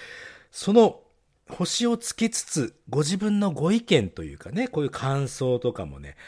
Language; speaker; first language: Japanese; native; Japanese